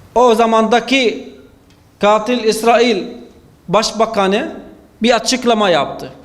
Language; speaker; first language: Turkish; non-native, fluent; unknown